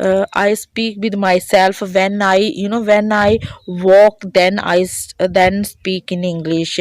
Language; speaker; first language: English; non-native, learner; Hindi